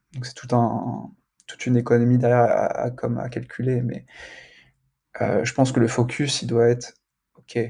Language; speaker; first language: French; native; French